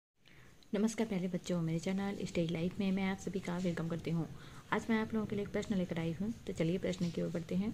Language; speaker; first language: Hindi; native; Hindi